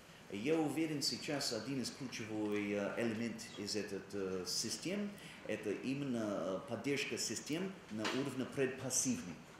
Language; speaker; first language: Russian; non-native, learner; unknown